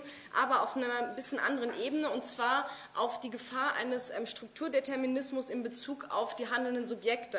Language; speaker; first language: German; native; German